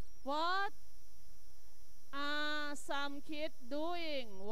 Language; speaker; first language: English; non-native, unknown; Thai